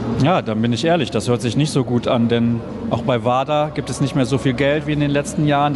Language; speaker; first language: German; native; German